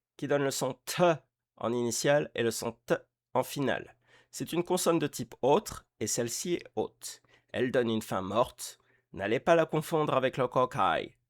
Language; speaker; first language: French; native; French